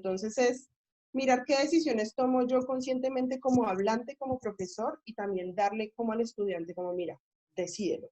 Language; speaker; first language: Spanish; native; Spanish